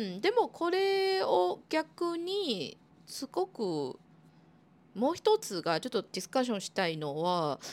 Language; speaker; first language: Japanese; non-native, fluent; Chinese